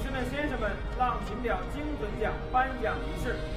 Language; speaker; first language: Chinese; native; Chinese